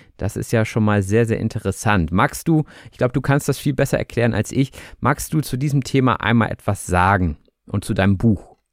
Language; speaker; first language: German; native; German